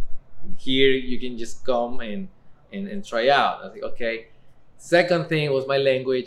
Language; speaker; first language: English; non-native, fluent; Spanish